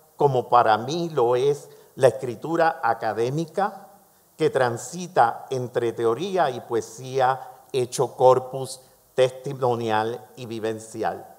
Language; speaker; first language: Spanish; native; Spanish